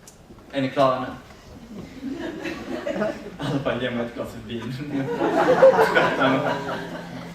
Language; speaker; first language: Swedish; native; Swedish